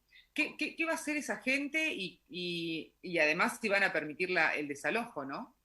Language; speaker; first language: Spanish; native; Spanish